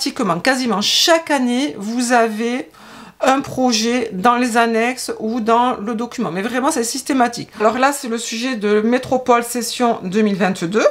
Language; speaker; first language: French; native; French